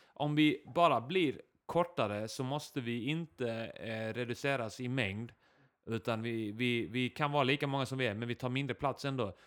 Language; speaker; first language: Swedish; early bilingual, other home language; Icelandic